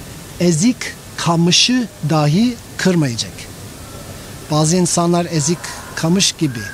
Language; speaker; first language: Turkish; non-native, fluent; English